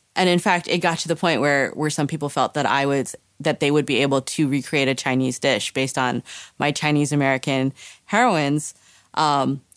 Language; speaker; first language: English; native; English